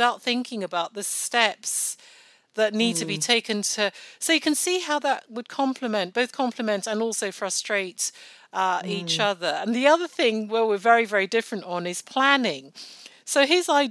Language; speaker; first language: English; non-native, local second language; Yoruba